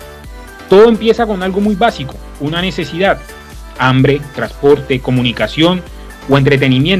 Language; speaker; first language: Spanish; native; Spanish